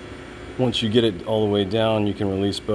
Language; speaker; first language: English; native; English